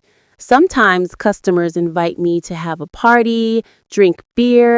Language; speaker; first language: English; non-native, learner; Vietnamese